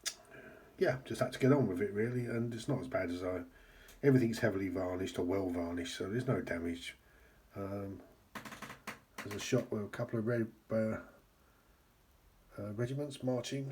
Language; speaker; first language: English; native; English